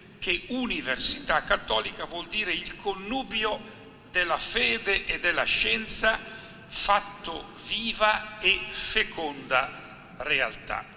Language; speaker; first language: Italian; native; Italian